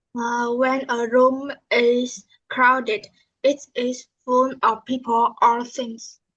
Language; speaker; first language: English; non-native, learner; Vietnamese